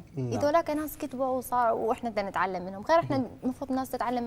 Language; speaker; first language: Arabic; native; Arabic